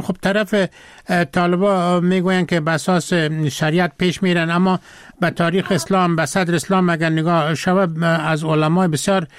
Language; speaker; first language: Persian; native; Persian